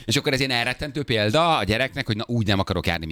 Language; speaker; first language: Hungarian; native; Hungarian